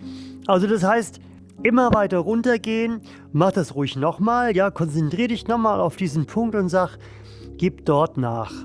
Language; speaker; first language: German; native; German